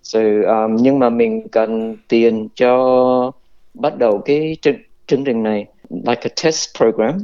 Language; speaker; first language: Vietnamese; early bilingual, heritage; Vietnamese